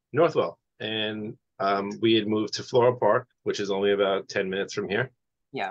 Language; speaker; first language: English; native; English